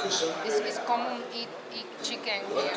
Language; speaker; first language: English; non-native, learner; Spanish